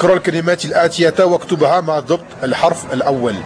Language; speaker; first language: Arabic; non-native, fluent; French